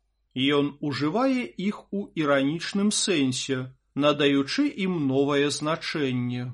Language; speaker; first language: Belarusian; native; Belarusian